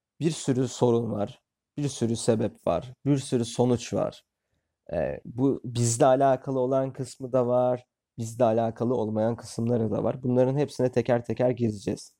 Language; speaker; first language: Turkish; native; Turkish